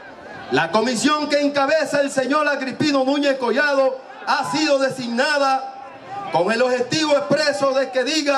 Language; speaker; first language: Spanish; native; Spanish